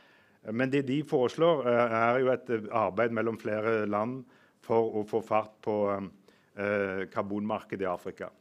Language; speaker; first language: Norwegian; native; Norwegian